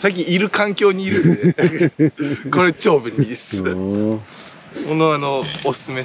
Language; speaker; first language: Japanese; native; Japanese